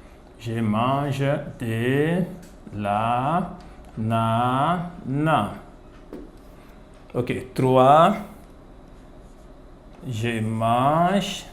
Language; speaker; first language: French; non-native, fluent; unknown